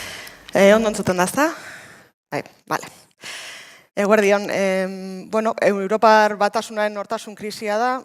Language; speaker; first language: Basque; native; Basque